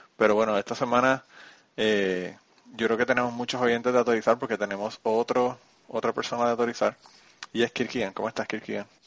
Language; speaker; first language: Spanish; native; Spanish